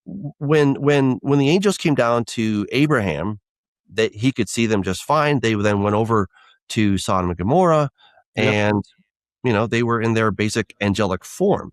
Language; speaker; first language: English; native; English